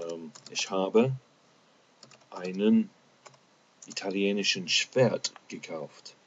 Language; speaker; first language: German; non-native, fluent; English